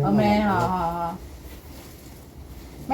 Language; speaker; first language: Chinese; non-native, learner; Indonesian